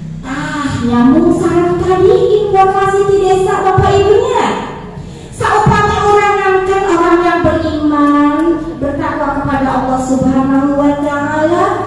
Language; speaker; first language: Indonesian; non-native, local second language; Sundanese